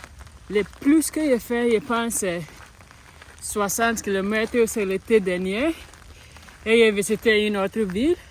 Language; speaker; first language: French; non-native, learner; English